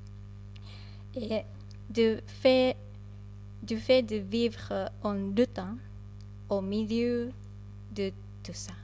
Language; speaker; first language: French; non-native, fluent; Japanese